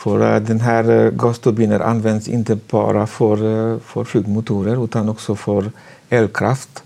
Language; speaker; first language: Swedish; non-native, fluent; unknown